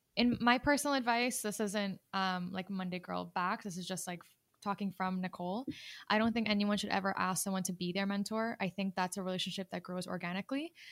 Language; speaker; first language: English; native; English